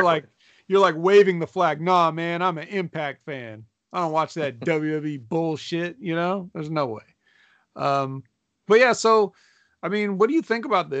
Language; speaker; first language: English; native; English